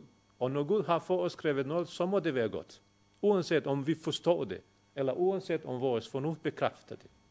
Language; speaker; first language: Danish; non-native, fluent; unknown